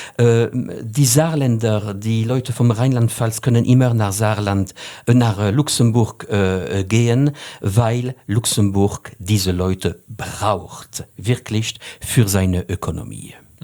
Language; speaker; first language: German; non-native, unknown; French